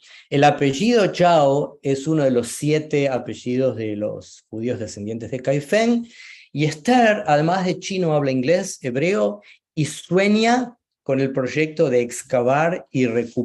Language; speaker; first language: Spanish; native; Spanish